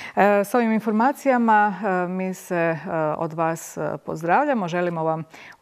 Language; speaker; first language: Croatian; native; Croatian